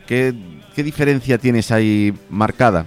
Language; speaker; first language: Spanish; native; Spanish